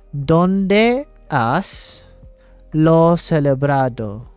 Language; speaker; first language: Spanish; non-native, learner; English